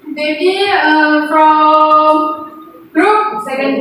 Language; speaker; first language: English; non-native, learner; Indonesian